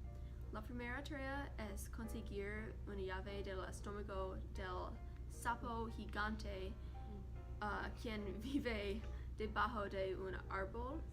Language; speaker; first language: Spanish; non-native, learner; English